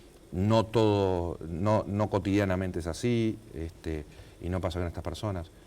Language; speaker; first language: Spanish; native; Spanish